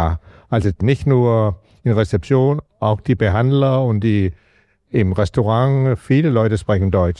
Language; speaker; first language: German; non-native, learner; Danish